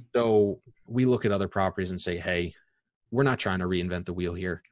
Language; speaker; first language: English; native; English